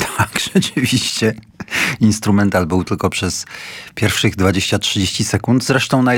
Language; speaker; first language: Polish; native; Polish